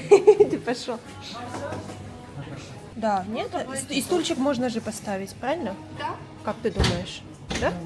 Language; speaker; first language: Russian; native; Russian